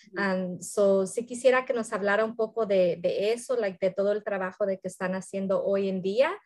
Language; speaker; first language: Spanish; early bilingual, heritage; Spanish